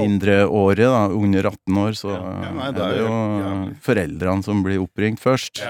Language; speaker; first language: Norwegian; native; Norwegian